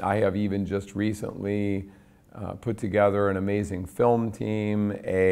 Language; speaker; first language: English; native; English